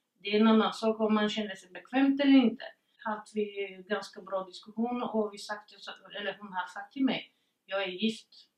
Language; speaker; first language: Swedish; non-native, fluent; Bulgarian